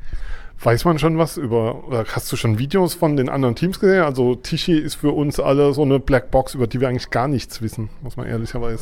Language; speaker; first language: German; native; German